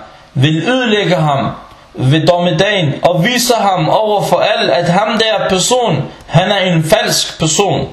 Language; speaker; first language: Danish; early bilingual, other home language; Arabic